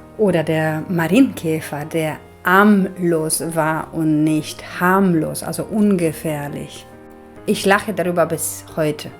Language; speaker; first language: German; non-native, fluent; Polish